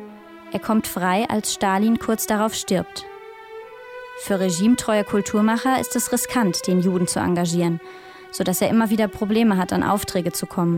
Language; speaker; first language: German; native; German